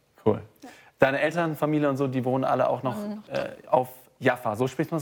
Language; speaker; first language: German; native; German